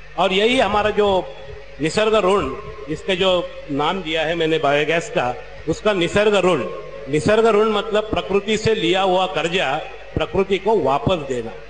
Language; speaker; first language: Hindi; non-native, local second language; Marathi